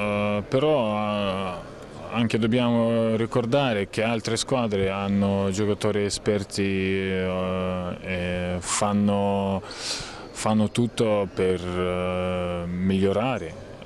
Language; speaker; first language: Italian; non-native, fluent; Lithuanian